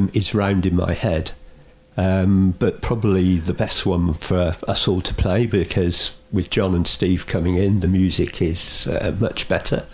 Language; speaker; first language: English; native; English